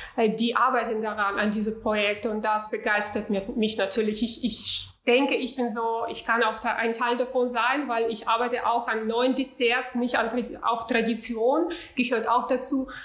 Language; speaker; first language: German; non-native, fluent; Russian